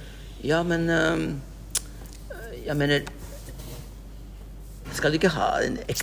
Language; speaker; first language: Norwegian; non-native, fluent; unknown